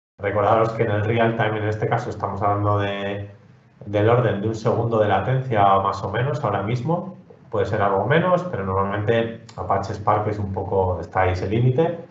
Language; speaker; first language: Spanish; native; Spanish